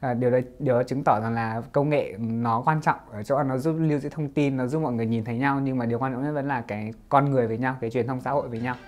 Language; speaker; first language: Vietnamese; non-native, local second language; Hmong